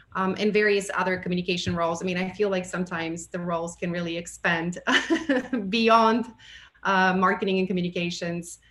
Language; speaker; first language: English; non-native, fluent; Bulgarian